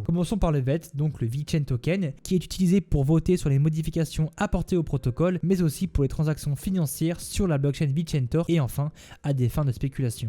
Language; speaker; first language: French; native; French